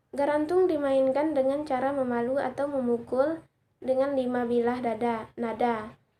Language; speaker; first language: Indonesian; non-native, local second language; Iban